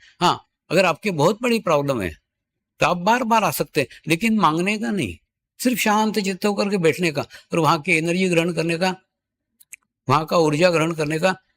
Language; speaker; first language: Hindi; native; Hindi